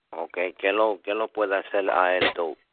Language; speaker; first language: Spanish; early bilingual, heritage; Spanish